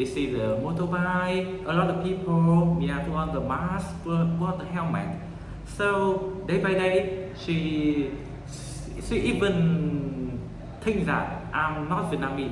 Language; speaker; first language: English; non-native, learner; Vietnamese